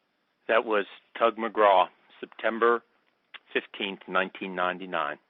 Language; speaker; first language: English; native; English